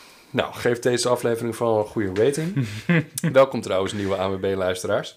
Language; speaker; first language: Dutch; native; Dutch